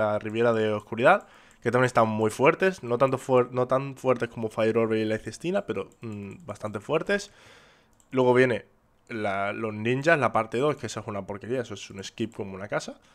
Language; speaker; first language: Spanish; native; Spanish